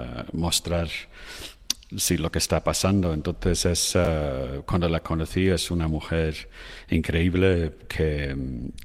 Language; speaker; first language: Spanish; non-native, fluent; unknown